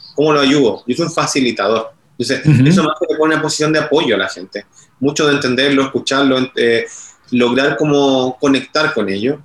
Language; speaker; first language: Spanish; native; Spanish